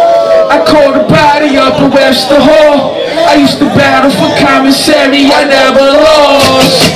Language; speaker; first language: English; native; English